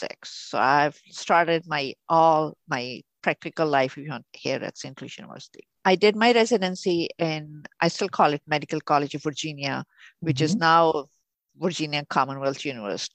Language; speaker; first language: English; non-native, local second language; Urdu